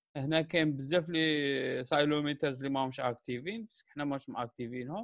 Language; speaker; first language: French; non-native, local second language; Arabic